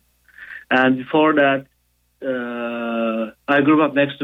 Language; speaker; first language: English; non-native, fluent; Turkish